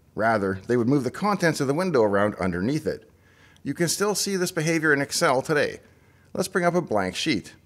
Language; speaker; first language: English; native; English